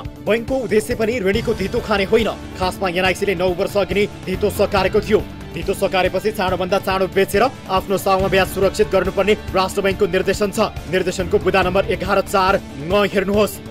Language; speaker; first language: Nepali; native; Nepali